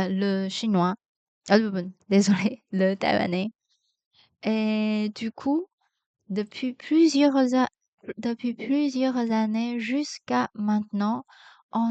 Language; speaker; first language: French; non-native, fluent; Chinese